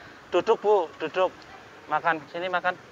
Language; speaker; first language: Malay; non-native, local second language; Javanese